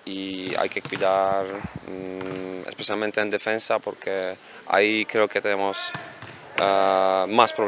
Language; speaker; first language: Spanish; non-native, fluent; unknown